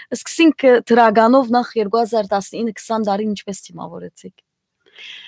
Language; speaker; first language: Armenian; native; Armenian